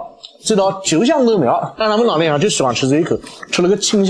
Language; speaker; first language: Chinese; native; Chinese